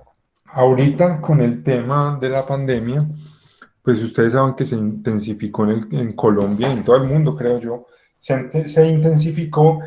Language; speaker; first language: Spanish; native; Spanish